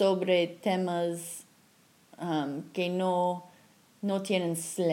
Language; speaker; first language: Spanish; non-native, fluent; English